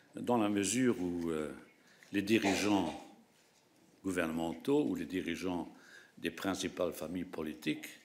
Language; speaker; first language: French; non-native, local second language; Luxembourgish